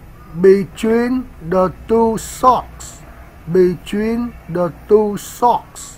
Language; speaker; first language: English; non-native, learner; Vietnamese